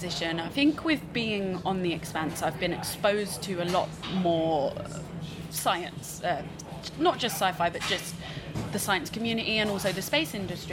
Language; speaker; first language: English; native; English